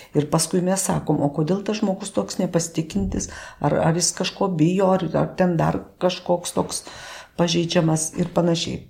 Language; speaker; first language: Lithuanian; native; Lithuanian